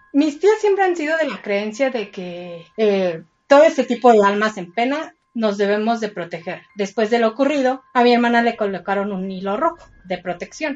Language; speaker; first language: Spanish; native; Spanish